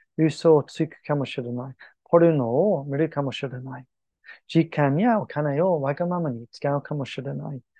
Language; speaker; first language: Japanese; non-native, fluent; English